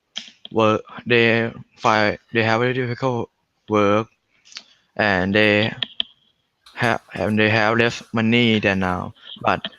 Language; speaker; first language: English; non-native, learner; Thai